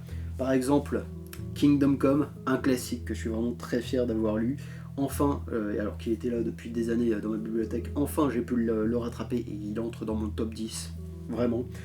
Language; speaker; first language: French; native; French